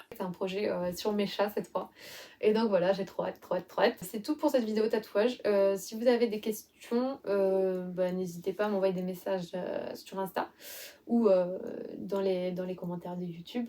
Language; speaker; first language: French; native; French